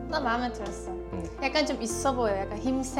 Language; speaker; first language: Korean; non-native, learner; Turkish